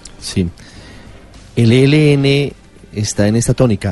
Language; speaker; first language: Spanish; native; Spanish